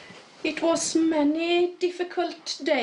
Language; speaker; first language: English; non-native, learner; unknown